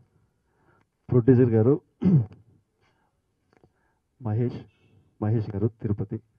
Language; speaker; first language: Telugu; native; Telugu